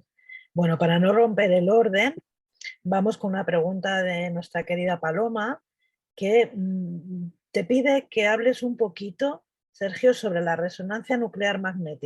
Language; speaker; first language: Spanish; native; Spanish